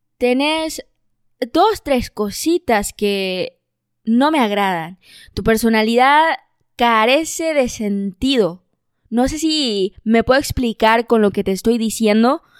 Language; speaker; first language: Spanish; native; Spanish